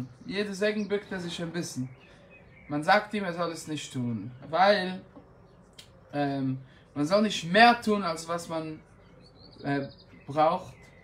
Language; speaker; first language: German; non-native, fluent; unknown